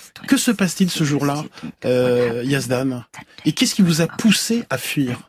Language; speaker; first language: French; native; French